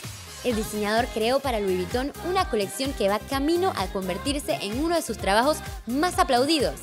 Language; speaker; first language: Spanish; native; Spanish